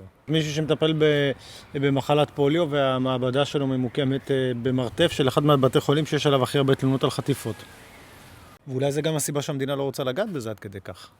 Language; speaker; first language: Hebrew; native; Hebrew